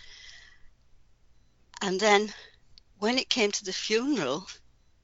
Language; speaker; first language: English; native; English